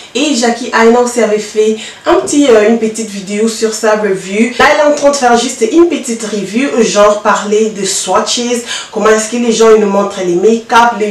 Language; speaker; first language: French; non-native, local second language; Lingala